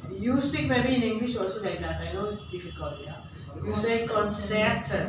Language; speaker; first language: English; non-native, fluent; German